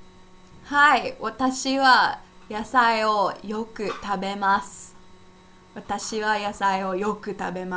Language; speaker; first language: Japanese; non-native, fluent; English